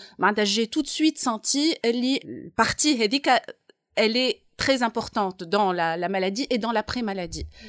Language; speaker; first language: French; non-native, local second language; Arabic